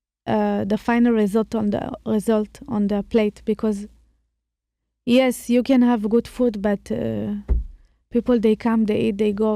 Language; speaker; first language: English; non-native, fluent; Hebrew